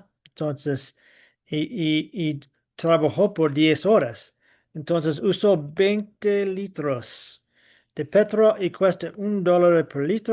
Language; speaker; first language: Spanish; non-native, fluent; English